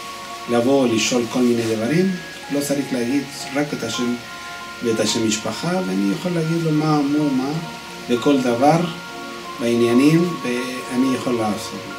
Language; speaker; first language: Hebrew; non-native, fluent; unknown